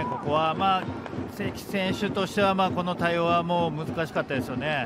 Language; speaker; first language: Japanese; native; Japanese